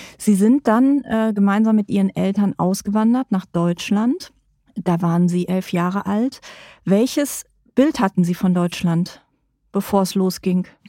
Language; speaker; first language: German; native; German